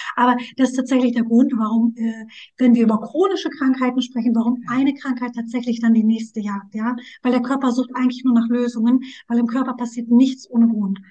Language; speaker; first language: German; early bilingual, other home language; Turkish